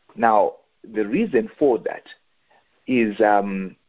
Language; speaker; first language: English; non-native, local second language; Shona